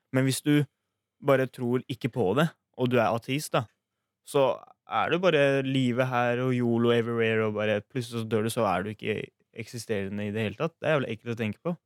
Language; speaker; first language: Norwegian; early bilingual, other home language; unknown